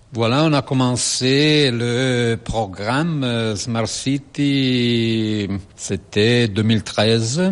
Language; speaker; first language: French; non-native, fluent; Italian